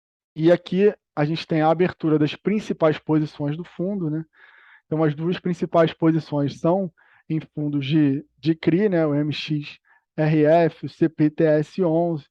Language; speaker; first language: Portuguese; native; Portuguese